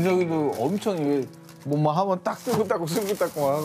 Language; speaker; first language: Korean; native; Korean